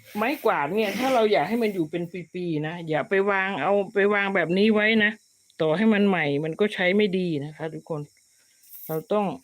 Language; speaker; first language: Thai; native; Thai